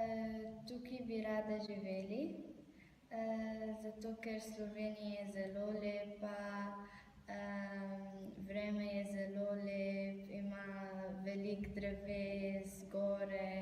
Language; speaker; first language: Slovenian; non-native, learner; Arabic